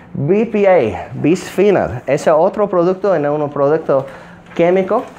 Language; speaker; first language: Spanish; non-native, fluent; English